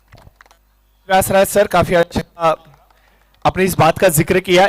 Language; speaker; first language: Hindi; non-native, local second language; Marathi